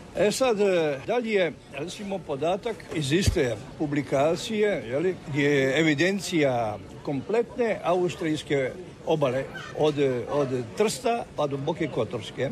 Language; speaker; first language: Croatian; native; Croatian